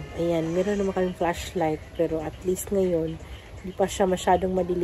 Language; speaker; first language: Filipino; non-native, local second language; Hiligaynon